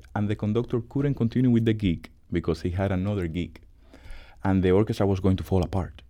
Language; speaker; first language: English; non-native, fluent; Spanish